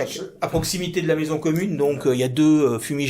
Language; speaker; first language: French; native; French